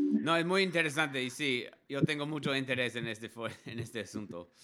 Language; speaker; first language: Spanish; non-native, learner; English